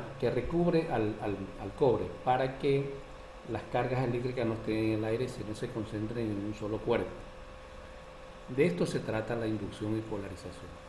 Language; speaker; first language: Spanish; native; Spanish